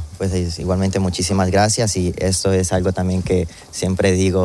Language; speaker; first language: Spanish; native; Spanish